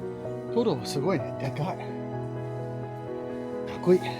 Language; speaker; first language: Japanese; non-native, fluent; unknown